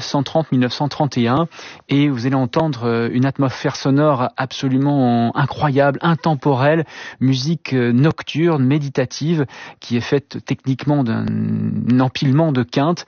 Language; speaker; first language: French; native; French